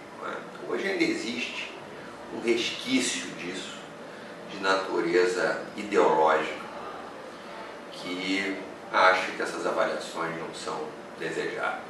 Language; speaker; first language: Portuguese; native; Portuguese